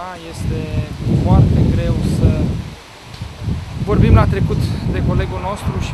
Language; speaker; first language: Romanian; native; Romanian